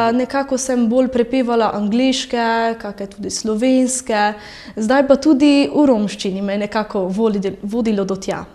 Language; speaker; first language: Slovenian; early bilingual, other home language; French